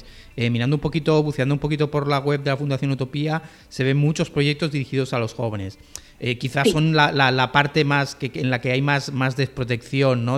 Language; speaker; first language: Spanish; native; Spanish